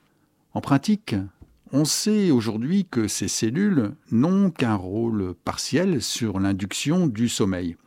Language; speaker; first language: French; native; French